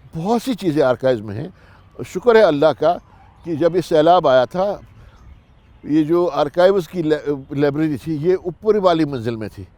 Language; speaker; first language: Urdu; non-native, local second language; Kashmiri